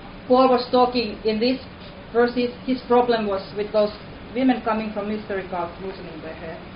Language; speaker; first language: English; non-native, fluent; Finnish